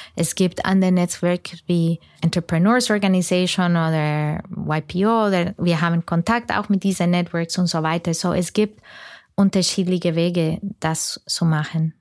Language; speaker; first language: German; non-native, fluent; Spanish